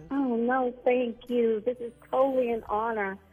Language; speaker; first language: English; native; English